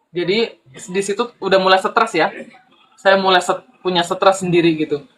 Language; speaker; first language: Indonesian; native; Indonesian